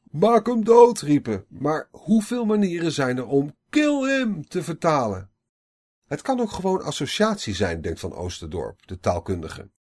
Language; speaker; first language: Dutch; native; Dutch